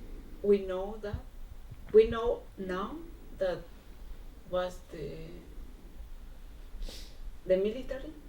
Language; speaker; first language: English; non-native, learner; Spanish